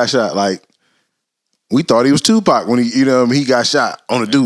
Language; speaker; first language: English; native; English